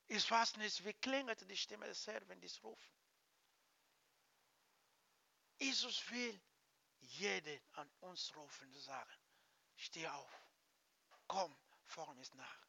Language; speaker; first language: German; non-native, learner; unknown